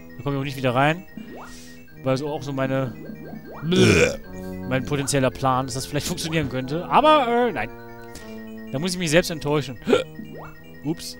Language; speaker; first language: German; native; German